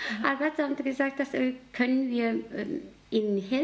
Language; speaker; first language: German; non-native, learner; Mongolian